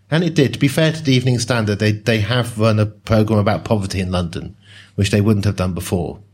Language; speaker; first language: English; native; English